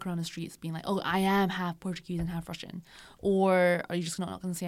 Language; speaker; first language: English; native; English